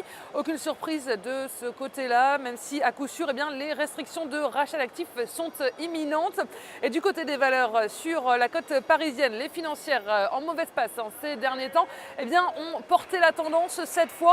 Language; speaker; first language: French; native; French